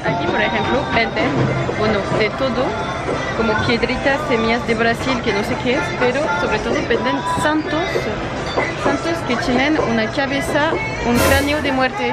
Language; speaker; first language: Spanish; non-native, fluent; French